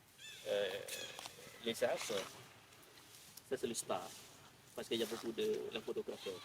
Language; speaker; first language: French; non-native, learner; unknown